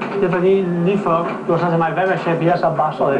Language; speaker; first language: Danish; non-native, learner; Italian